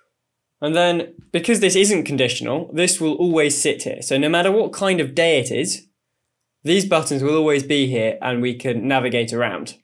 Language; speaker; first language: English; native; English